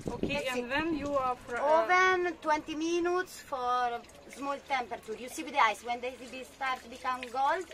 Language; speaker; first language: English; non-native, fluent; Italian